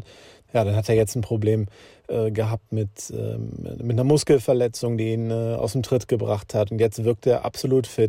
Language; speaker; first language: German; native; German